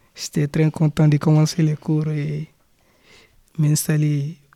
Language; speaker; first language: French; non-native, local second language; Fula